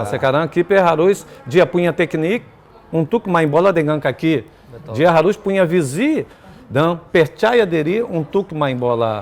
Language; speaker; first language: Indonesian; non-native, fluent; Portuguese